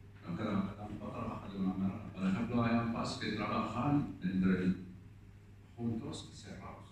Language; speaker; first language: Spanish; non-native, fluent; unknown